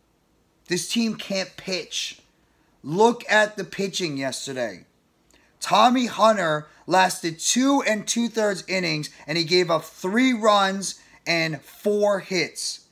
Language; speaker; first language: English; native; English